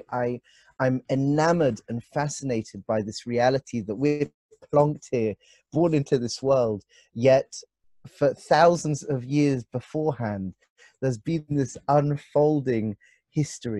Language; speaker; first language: English; native; English